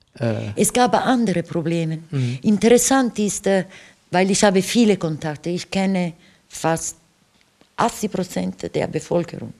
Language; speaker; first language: German; non-native, fluent; Italian